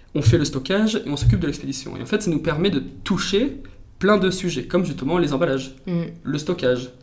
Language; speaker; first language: French; native; French